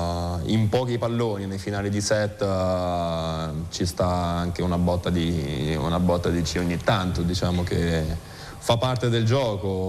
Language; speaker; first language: Italian; native; Italian